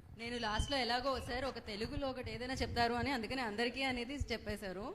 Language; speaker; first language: Telugu; native; Telugu